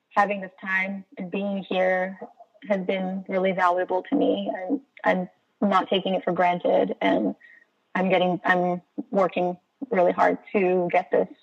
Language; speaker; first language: English; non-native, fluent; Portuguese